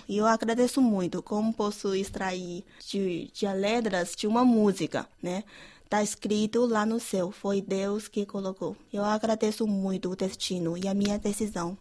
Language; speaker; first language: Portuguese; non-native, fluent; Chinese